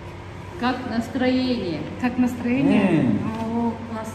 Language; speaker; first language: Russian; non-native, local second language; Kyrgyz